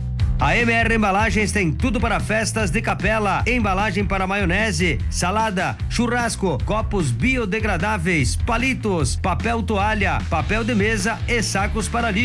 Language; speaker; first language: Portuguese; native; Portuguese